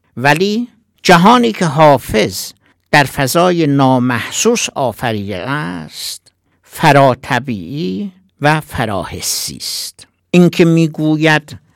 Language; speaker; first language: Persian; non-native, local second language; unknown